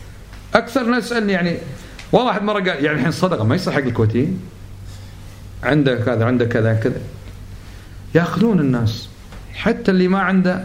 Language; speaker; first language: Arabic; native; Arabic